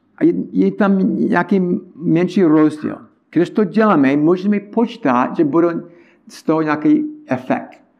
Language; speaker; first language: Czech; non-native, learner; English